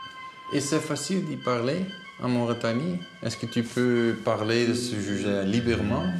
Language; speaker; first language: French; non-native, learner; Dutch